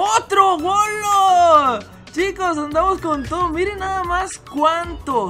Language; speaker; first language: Spanish; native; Spanish